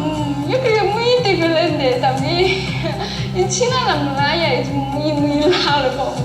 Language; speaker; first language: Spanish; non-native, learner; Chinese